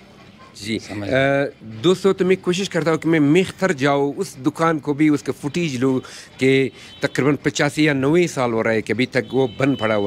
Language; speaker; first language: Hindi; non-native, local second language; Persian